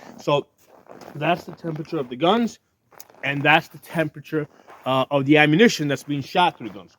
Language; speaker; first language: English; native; English